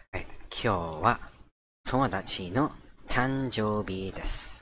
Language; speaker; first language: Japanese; non-native, learner; English